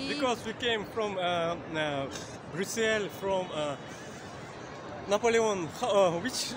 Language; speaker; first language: English; non-native, learner; Russian